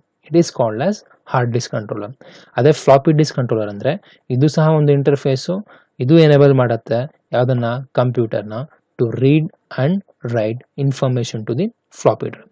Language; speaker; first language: Kannada; native; Kannada